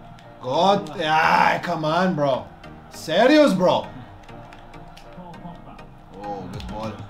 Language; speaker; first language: English; non-native, learner; Arabic